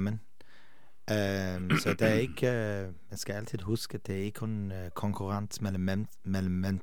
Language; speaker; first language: Danish; non-native, fluent; English